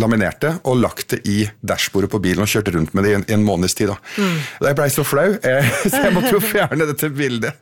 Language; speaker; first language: Norwegian; early bilingual, other home language; Arabic